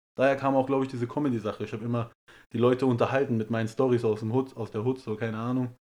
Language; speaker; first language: German; early bilingual, other home language; Persian